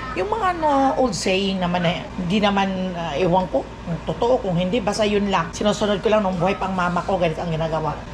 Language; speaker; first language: Filipino; non-native, local second language; Cebuano